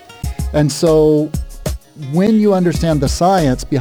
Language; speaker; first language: English; native; English